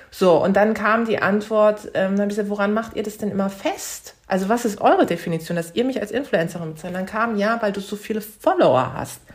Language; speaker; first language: German; early bilingual, other home language; Turkish